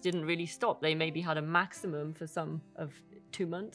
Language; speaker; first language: English; native; English